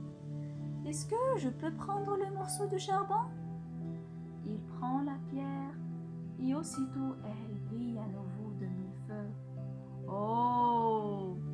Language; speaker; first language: French; non-native, local second language; Arabic